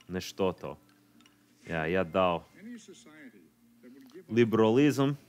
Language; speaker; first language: Russian; non-native, learner; English